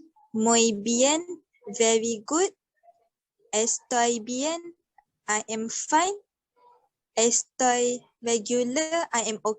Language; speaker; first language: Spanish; non-native, learner; Malay